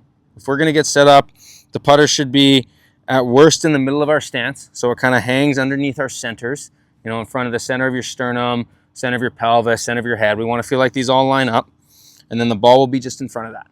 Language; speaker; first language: English; native; English